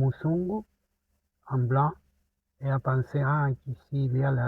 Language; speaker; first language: French; non-native, fluent; Spanish